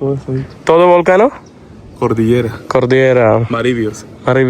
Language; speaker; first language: Spanish; non-native, learner; Malayalam